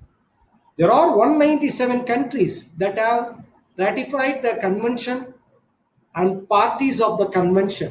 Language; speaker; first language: English; non-native, local second language; Tamil